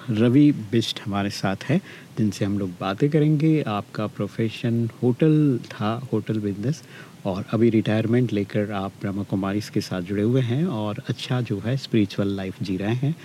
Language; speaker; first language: Hindi; native; Hindi